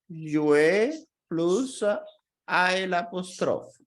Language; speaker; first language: French; non-native, fluent; Portuguese